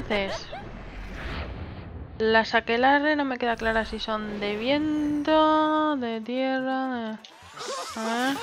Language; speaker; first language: Spanish; native; Spanish